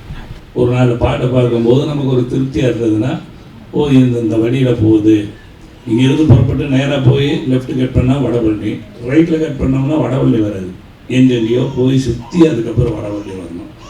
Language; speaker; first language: Tamil; native; Tamil